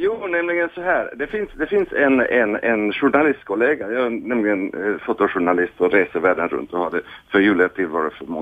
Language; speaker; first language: Swedish; non-native, fluent; Hungarian